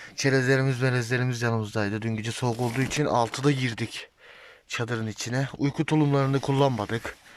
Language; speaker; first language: Turkish; native; Turkish